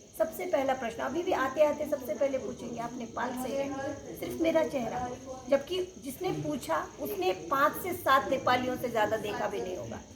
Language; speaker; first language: Hindi; non-native, local second language; Nepali